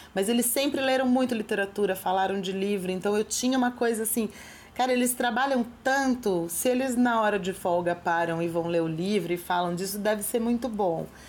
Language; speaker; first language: Portuguese; native; Portuguese